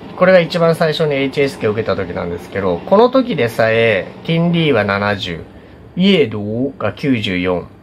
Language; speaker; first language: Japanese; native; Japanese